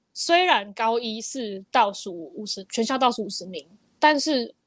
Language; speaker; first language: Chinese; native; Chinese